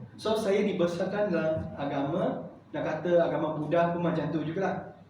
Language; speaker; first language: Malay; non-native, local second language; Chinese